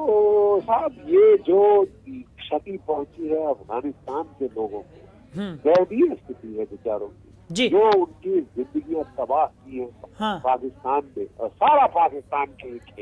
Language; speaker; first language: Hindi; native; Hindi